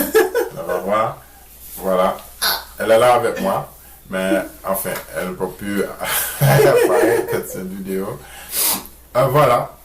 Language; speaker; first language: French; non-native, local second language; Haitian Creole